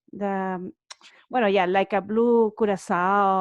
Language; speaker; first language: English; non-native, learner; Spanish